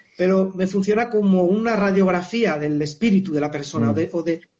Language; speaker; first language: Spanish; native; Spanish